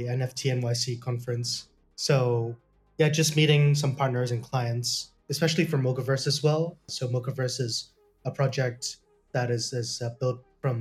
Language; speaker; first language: English; non-native, local second language; Cantonese